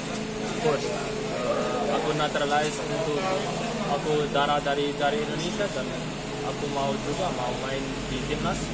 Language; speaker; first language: Indonesian; non-native, learner; Dutch